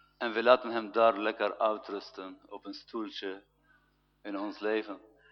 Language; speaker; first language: Dutch; non-native, fluent; Arabic